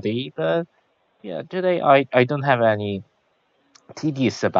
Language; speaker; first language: English; non-native, learner; Korean